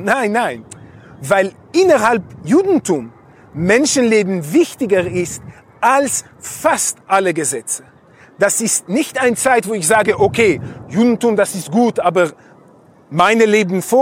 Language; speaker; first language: German; non-native, fluent; Hebrew